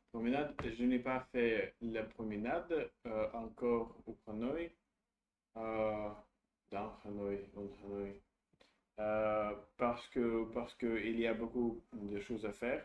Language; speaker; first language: French; non-native, learner; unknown